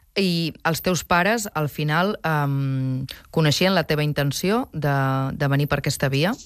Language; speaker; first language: Catalan; native; Catalan